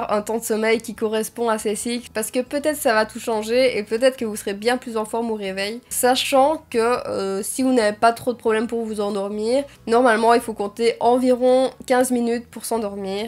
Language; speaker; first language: French; native; French